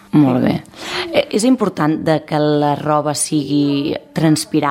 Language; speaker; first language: Catalan; native; Catalan